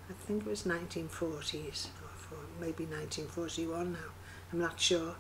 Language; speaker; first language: English; native; English